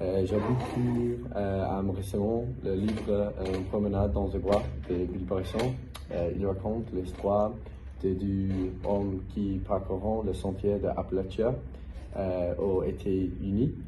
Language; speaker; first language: French; non-native, learner; English